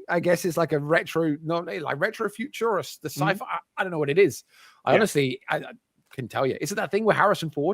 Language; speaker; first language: English; native; English